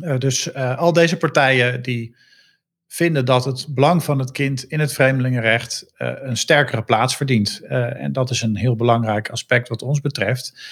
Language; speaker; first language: Dutch; native; Dutch